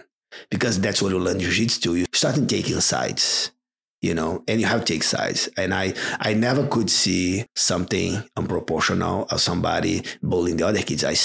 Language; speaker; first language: English; non-native, fluent; Portuguese